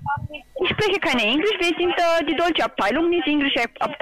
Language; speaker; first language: German; non-native, learner; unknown